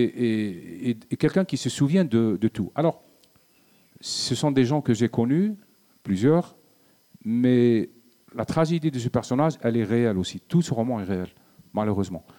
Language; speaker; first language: French; non-native, local second language; Arabic